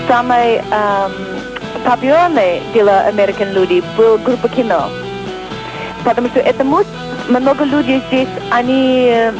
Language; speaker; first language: Russian; non-native, learner; English